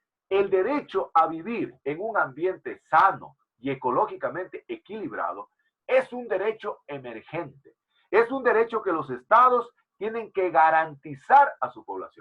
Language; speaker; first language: Spanish; native; Spanish